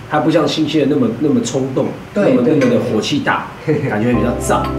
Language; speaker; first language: Chinese; native; Chinese